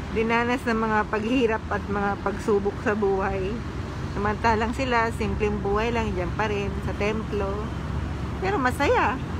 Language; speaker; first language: Filipino; native; Filipino